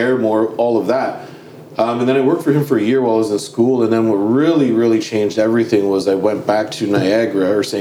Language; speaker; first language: English; native; English